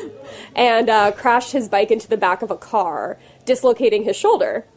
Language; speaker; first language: English; native; English